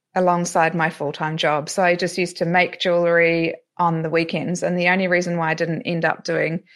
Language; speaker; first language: English; native; English